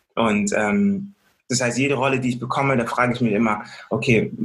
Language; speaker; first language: German; native; German